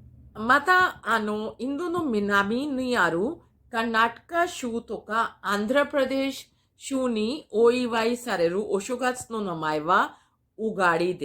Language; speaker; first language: Japanese; non-native, fluent; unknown